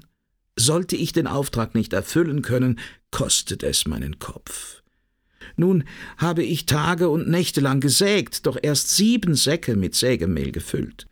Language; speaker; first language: German; native; German